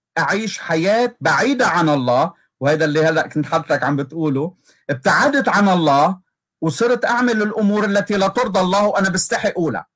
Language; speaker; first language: Arabic; native; Arabic